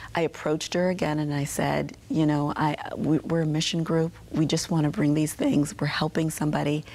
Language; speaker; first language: English; native; English